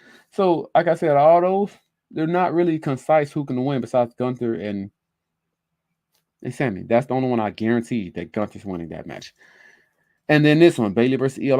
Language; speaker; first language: English; native; English